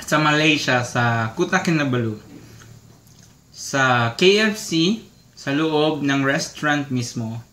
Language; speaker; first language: Filipino; non-native, local second language; Bikol